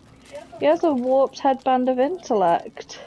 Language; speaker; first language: English; native; English